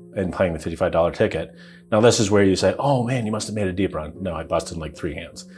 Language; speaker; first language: English; native; English